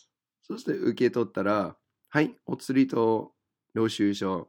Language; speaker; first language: Japanese; non-native, fluent; English